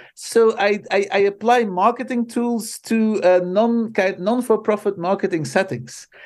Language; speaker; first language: English; non-native, fluent; Dutch